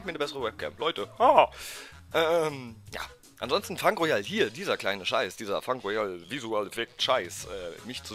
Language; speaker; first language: German; native; German